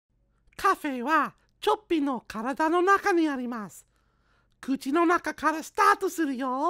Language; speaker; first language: Japanese; non-native, fluent; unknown